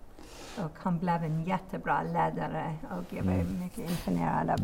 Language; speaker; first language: Swedish; non-native, learner; English